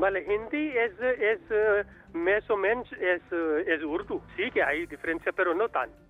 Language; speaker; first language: Catalan; non-native, learner; Urdu